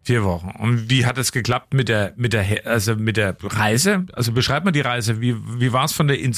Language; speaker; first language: German; native; German